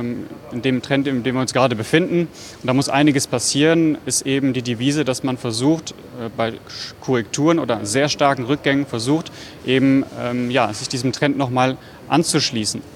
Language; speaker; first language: German; native; German